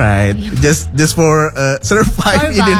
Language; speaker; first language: English; non-native, local second language; Indonesian